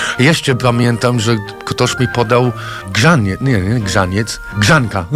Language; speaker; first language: Polish; non-native, fluent; English